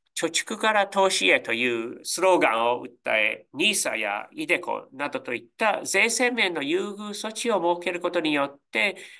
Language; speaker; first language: Japanese; non-native, fluent; English